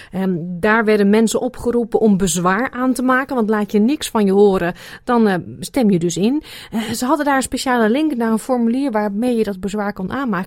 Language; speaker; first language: Dutch; native; Dutch